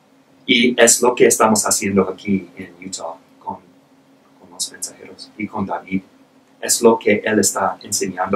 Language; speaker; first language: Spanish; non-native, fluent; English